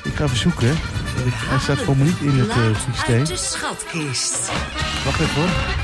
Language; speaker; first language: Dutch; native; Dutch